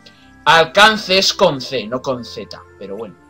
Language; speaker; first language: Spanish; native; Spanish